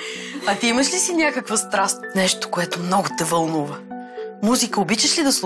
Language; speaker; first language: Bulgarian; native; Bulgarian